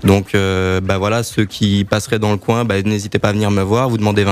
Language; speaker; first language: French; native; French